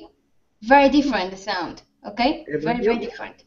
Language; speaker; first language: English; non-native, fluent; Spanish